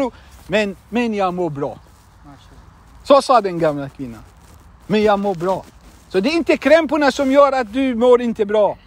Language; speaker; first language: Swedish; non-native, fluent; Arabic